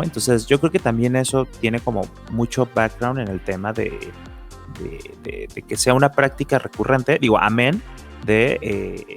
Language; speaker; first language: Spanish; native; Spanish